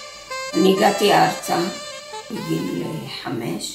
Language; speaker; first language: Hebrew; early bilingual, other home language; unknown